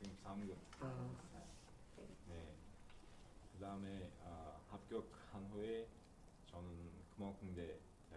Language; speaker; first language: Korean; non-native, learner; Uzbek